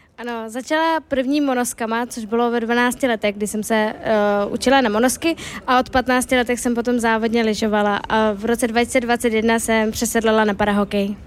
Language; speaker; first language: Czech; native; Czech